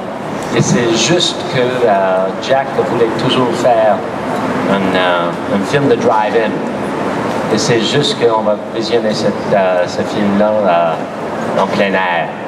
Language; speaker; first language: French; non-native, local second language; English